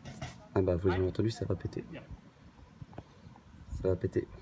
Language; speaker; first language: French; native; French